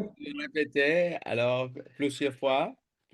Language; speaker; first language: French; non-native, fluent; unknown